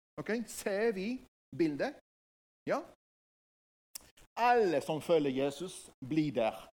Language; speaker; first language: Norwegian; non-native, fluent; Spanish